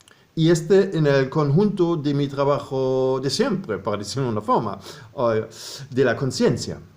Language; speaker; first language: Spanish; non-native, fluent; German